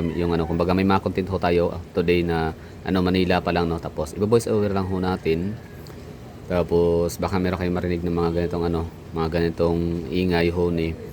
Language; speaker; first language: Filipino; native; Filipino